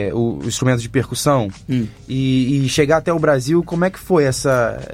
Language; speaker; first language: Portuguese; native; Portuguese